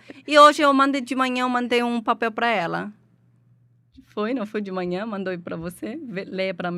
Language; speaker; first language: Portuguese; non-native, learner; Chinese